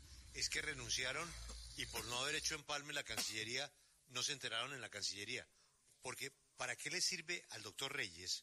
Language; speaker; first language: Spanish; native; Spanish